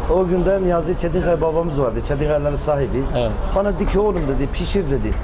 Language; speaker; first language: Turkish; native; Turkish